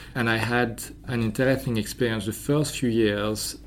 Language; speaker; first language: English; non-native, fluent; French